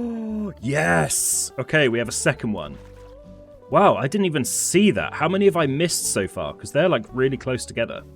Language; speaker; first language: English; native; English